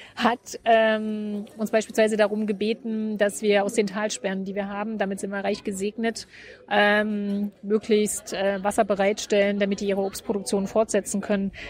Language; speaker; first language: German; native; German